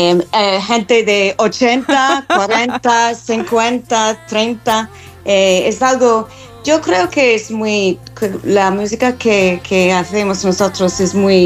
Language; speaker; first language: Spanish; non-native, fluent; English